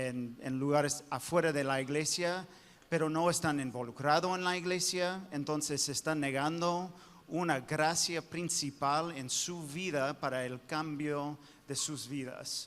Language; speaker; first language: Spanish; non-native, fluent; English